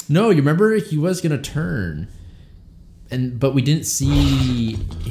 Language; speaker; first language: English; native; English